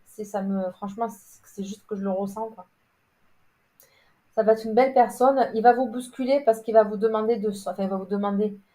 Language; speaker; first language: French; native; French